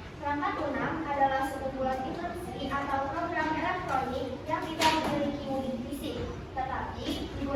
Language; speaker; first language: Indonesian; native; Indonesian